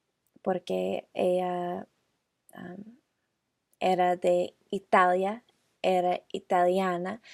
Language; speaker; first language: Spanish; non-native, learner; English